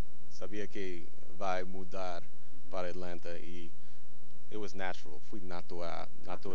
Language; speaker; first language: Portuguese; non-native, learner; English